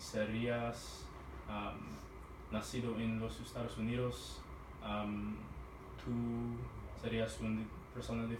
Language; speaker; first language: Spanish; non-native, learner; English